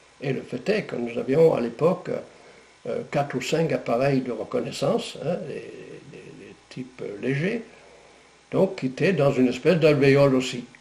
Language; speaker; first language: French; non-native, local second language; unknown